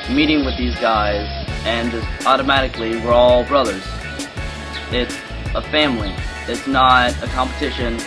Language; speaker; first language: English; native; English